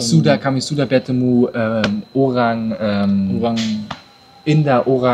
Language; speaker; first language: Indonesian; non-native, learner; German